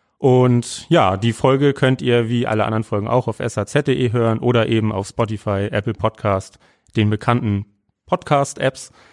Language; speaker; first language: German; native; German